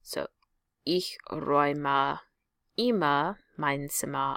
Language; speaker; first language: German; non-native, fluent; English